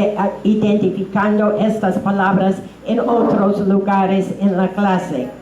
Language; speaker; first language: Spanish; non-native, fluent; English